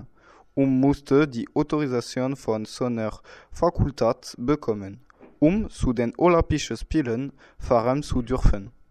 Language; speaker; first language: German; non-native, learner; French